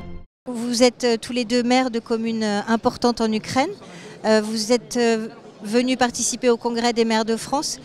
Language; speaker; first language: French; native; French